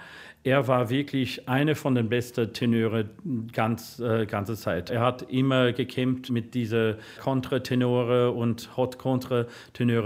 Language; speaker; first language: German; non-native, fluent; English